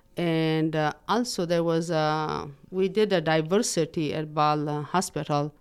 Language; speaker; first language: English; non-native, fluent; Persian